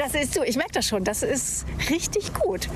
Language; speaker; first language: German; native; German